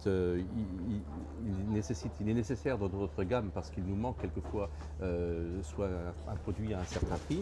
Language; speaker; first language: French; native; French